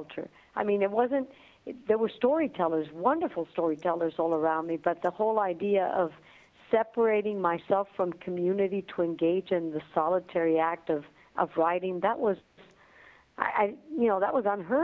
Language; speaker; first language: English; non-native, fluent; Spanish